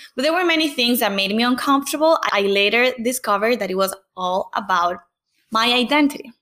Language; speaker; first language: English; non-native, fluent; Spanish